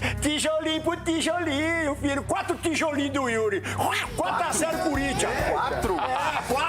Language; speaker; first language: Portuguese; native; Portuguese